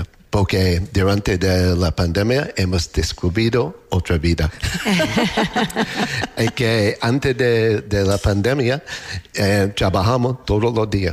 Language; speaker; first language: Spanish; non-native, fluent; English